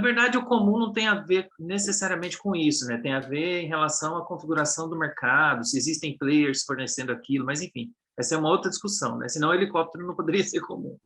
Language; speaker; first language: Portuguese; native; Portuguese